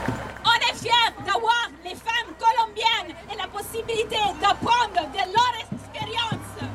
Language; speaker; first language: French; non-native, learner; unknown